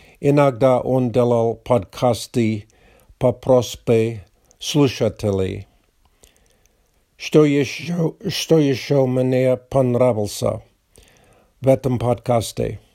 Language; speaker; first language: Russian; non-native, learner; English